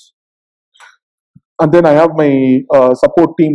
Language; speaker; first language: English; non-native, local second language; Tamil